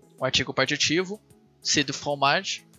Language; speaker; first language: French; non-native, learner; Portuguese